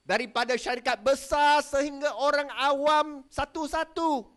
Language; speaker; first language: Malay; non-native, local second language; Chinese